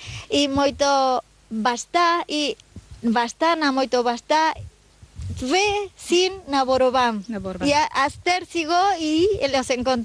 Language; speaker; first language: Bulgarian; non-native, learner; Spanish